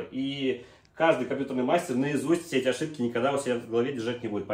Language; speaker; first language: Russian; native; Russian